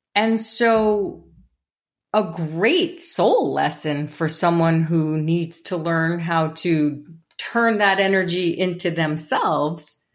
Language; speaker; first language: English; native; English